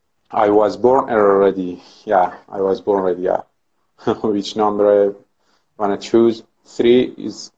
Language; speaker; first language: English; non-native, fluent; Persian